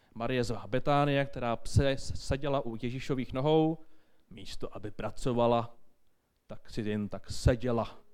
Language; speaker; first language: Czech; native; Czech